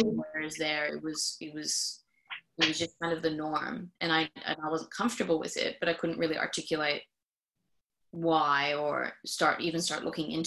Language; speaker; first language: English; native; English